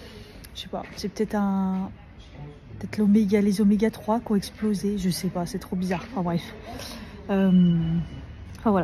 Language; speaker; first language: French; native; French